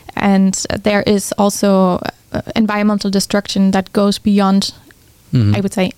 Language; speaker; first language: English; non-native, fluent; German